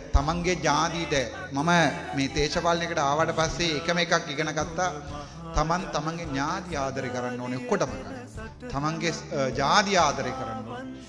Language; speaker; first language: Sinhala; non-native, local second language; Tamil